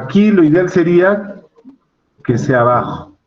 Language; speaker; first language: Spanish; native; Spanish